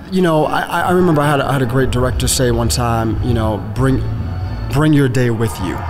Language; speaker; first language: English; native; English